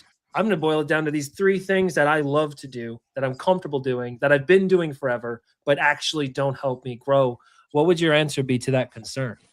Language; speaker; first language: English; native; English